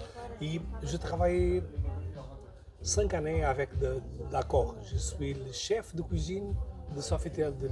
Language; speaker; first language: French; non-native, learner; Portuguese